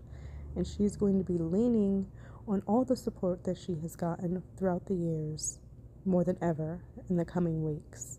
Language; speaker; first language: English; native; English